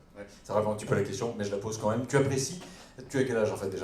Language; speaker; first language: French; native; French